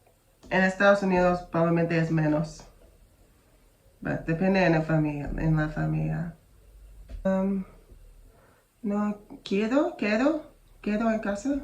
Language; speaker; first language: Spanish; non-native, learner; English